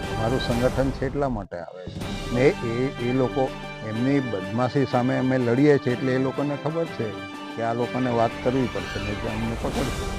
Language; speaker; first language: Gujarati; non-native, local second language; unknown